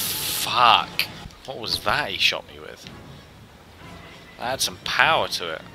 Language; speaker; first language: English; native; English